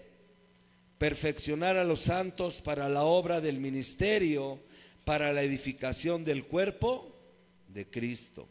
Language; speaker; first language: Spanish; native; Spanish